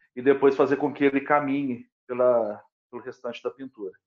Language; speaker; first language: Portuguese; native; Portuguese